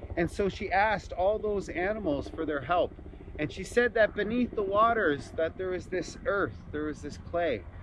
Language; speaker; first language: English; native; English